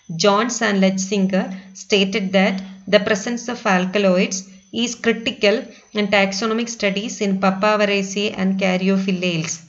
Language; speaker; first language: English; non-native, local second language; Malayalam